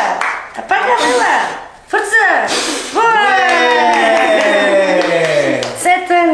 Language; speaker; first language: Portuguese; native; Portuguese